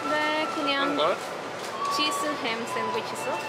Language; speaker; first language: Korean; non-native, learner; Spanish